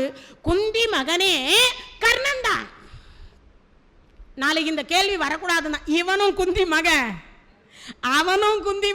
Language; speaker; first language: Tamil; native; Tamil